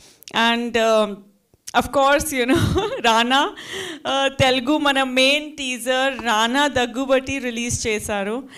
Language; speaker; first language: Telugu; non-native, fluent; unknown